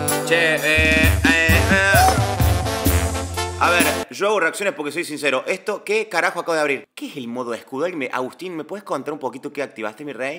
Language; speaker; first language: Spanish; native; Spanish